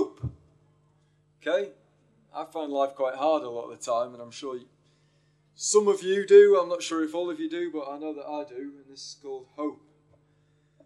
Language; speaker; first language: English; native; English